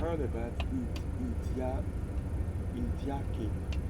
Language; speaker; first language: English; non-native, learner; French